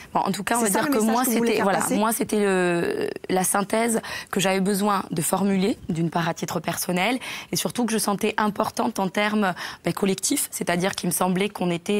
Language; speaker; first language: French; native; French